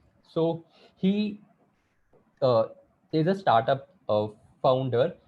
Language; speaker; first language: English; non-native, local second language; Hindi